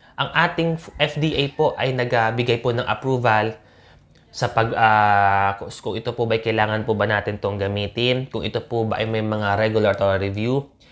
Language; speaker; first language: Filipino; native; Filipino